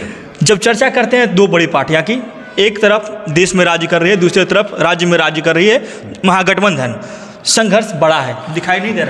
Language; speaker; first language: Hindi; native; Hindi